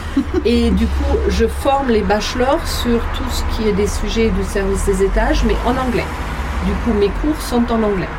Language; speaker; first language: French; non-native, fluent; German